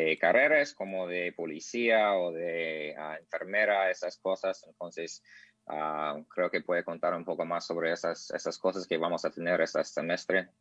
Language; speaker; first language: Spanish; non-native, learner; English